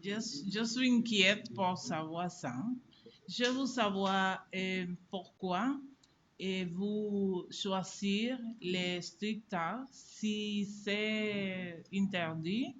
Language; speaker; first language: French; non-native, learner; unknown